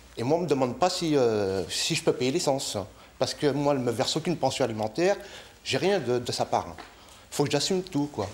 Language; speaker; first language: French; native; French